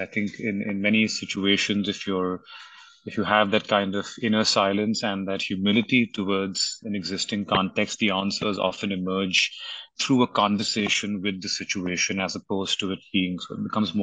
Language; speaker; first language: English; non-native, local second language; Hindi